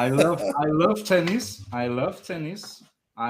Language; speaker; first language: English; non-native, learner; French